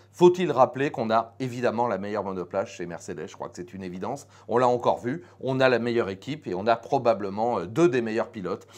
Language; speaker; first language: French; native; French